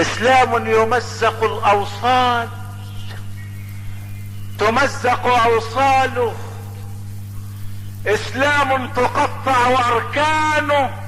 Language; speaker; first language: Arabic; native; Arabic